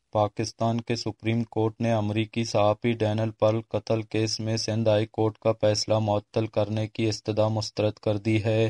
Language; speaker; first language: Urdu; non-native, local second language; Baluchi